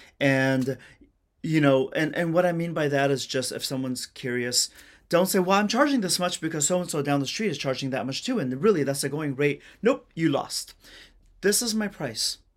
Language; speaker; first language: English; early bilingual, other home language; Persian